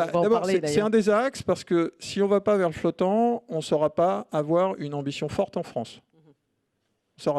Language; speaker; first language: French; native; French